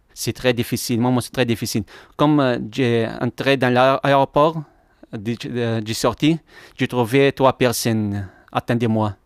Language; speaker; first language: French; non-native, learner; Arabic